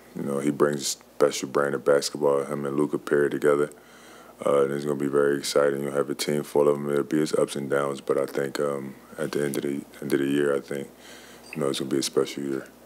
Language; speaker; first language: English; native; English